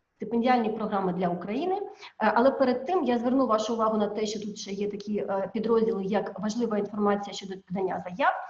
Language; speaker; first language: Ukrainian; native; Ukrainian